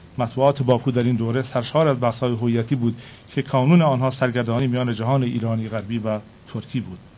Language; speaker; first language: Persian; non-native, local second language; Kurdish